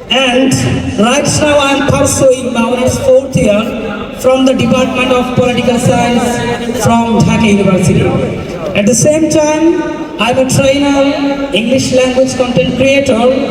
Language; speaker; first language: English; non-native, local second language; Bangla